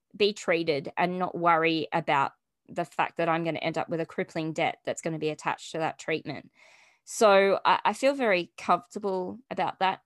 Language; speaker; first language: English; native; English